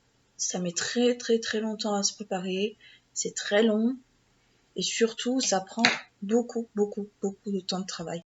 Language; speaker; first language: French; native; French